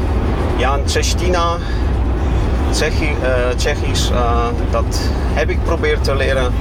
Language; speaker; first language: Dutch; non-native, fluent; Kashubian